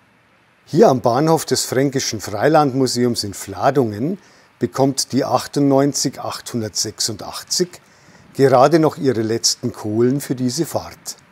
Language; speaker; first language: German; native; German